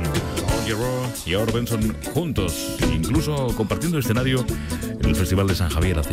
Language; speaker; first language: Spanish; native; Spanish